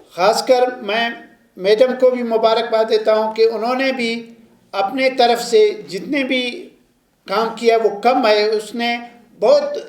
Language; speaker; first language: Urdu; non-native, local second language; Baluchi